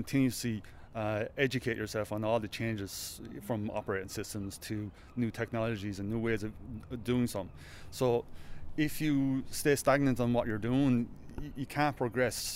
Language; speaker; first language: English; native; English